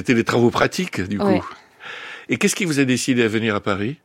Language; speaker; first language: French; native; French